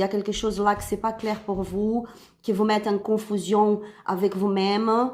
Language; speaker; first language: French; non-native, learner; Spanish